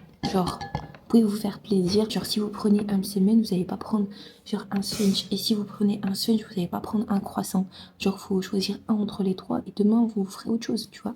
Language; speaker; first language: French; non-native, local second language; Arabic